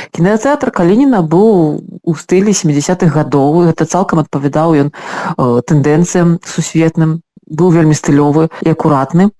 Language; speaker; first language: Belarusian; non-native, local second language; Russian